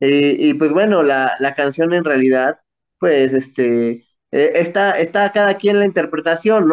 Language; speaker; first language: Spanish; native; Spanish